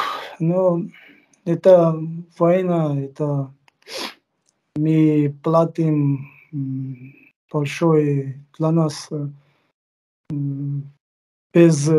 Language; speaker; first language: Russian; non-native, fluent; Georgian